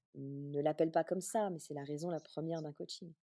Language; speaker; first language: French; native; French